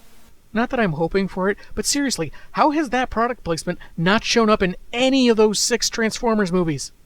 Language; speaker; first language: English; native; English